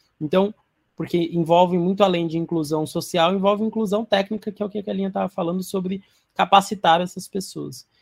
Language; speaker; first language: Portuguese; non-native, learner; Arabic